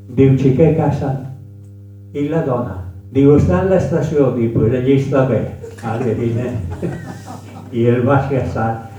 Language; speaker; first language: Catalan; early bilingual, heritage; French